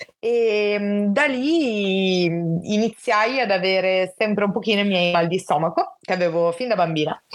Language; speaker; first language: Italian; native; Italian